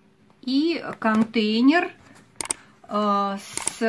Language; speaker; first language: Russian; native; Russian